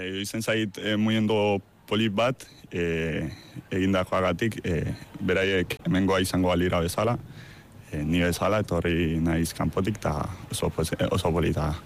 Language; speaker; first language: Basque; non-native, learner; Spanish